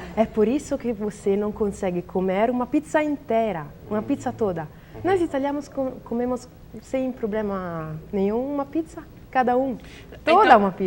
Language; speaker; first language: Portuguese; non-native, learner; Italian